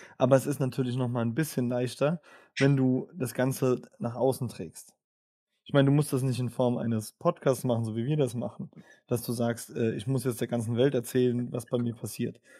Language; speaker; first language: German; native; German